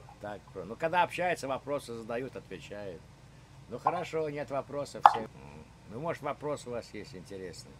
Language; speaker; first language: Russian; native; Russian